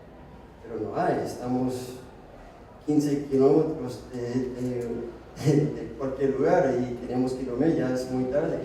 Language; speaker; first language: Spanish; non-native, fluent; English